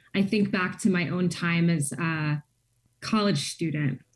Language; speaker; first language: English; native; English